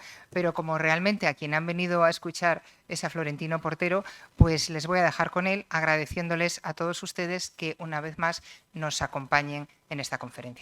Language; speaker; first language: Spanish; native; Spanish